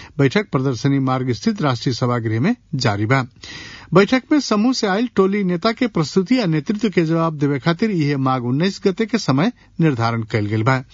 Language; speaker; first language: Bhojpuri; non-native, local second language; Nepali